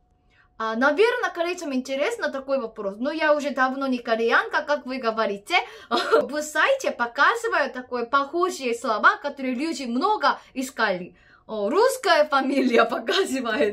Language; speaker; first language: Russian; non-native, learner; Korean